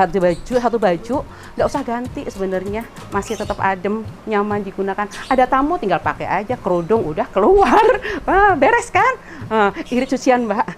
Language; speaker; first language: Indonesian; native; Indonesian